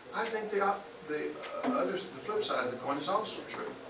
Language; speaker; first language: English; native; English